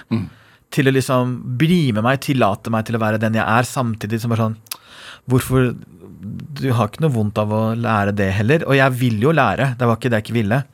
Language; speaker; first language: Norwegian; non-native, fluent; Persian